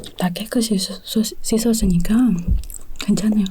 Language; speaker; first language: Korean; non-native, fluent; Indonesian